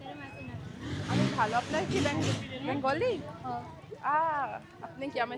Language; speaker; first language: Bangla; early bilingual, heritage; Urdu